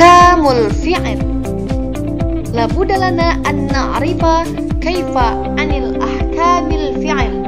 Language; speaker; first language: Arabic; non-native, learner; Indonesian